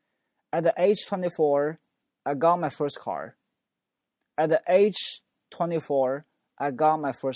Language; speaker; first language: English; non-native, fluent; Chinese